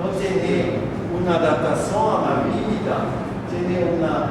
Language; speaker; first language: Portuguese; non-native, learner; French